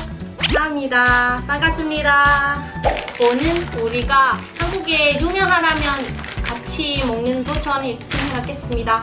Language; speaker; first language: Korean; non-native, learner; Vietnamese